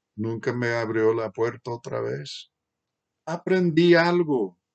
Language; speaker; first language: Spanish; non-native, fluent; English